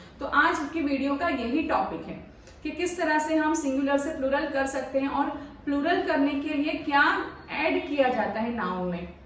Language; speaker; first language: Hindi; non-native, local second language; Marathi